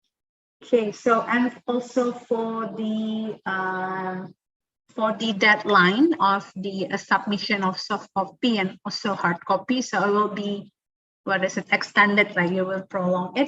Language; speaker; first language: English; non-native, fluent; Indonesian